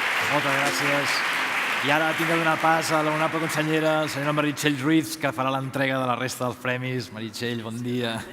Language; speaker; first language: Catalan; native; Catalan